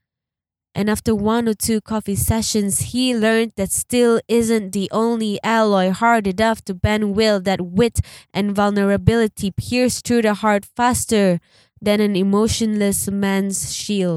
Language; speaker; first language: English; non-native, local second language; Malay